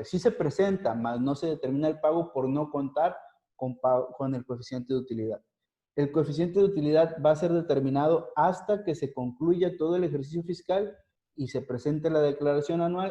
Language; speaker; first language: Spanish; native; Spanish